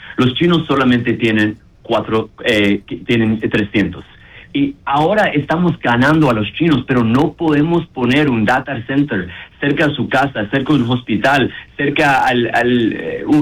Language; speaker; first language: Spanish; early bilingual, heritage; Spanish